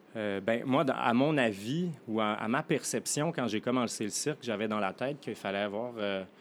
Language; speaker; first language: French; native; French